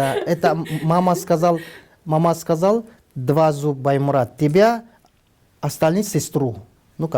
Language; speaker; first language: Russian; non-native, learner; Tajik